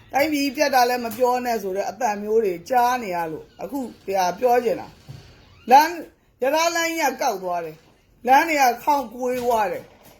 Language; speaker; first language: Burmese; native; Burmese